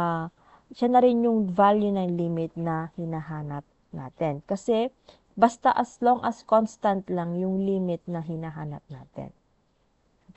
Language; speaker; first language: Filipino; native; Filipino